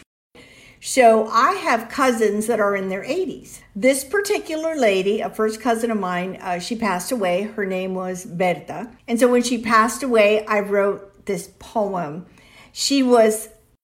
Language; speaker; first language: English; early bilingual, other home language; Spanish